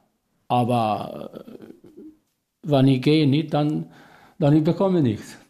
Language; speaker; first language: German; non-native, learner; Serbian